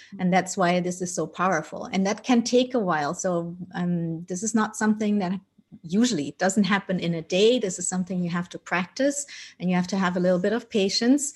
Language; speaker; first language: English; non-native, fluent; German